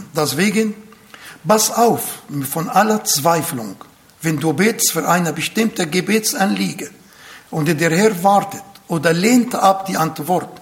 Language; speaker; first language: German; non-native, fluent; Arabic